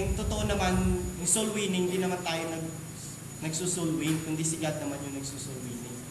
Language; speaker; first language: Filipino; non-native, local second language; Cebuano